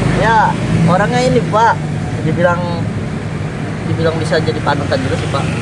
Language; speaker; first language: Indonesian; native; Indonesian